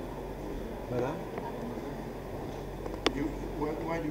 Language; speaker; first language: English; non-native, learner; French